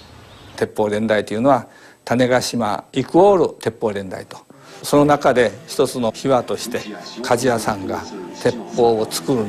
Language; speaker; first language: Japanese; native; Japanese